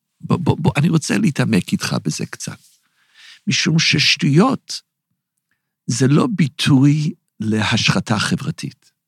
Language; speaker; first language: Hebrew; non-native, fluent; English